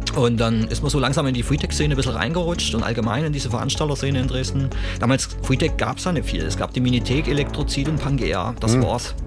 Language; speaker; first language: German; native; German